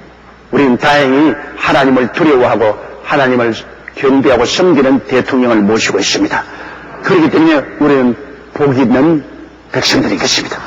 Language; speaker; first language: Korean; native; Korean